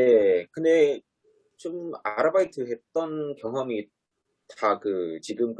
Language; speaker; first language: Korean; non-native, learner; Vietnamese